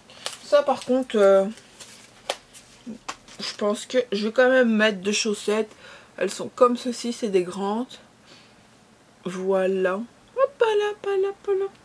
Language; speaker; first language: French; native; French